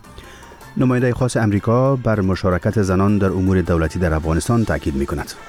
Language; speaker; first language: Persian; native; Persian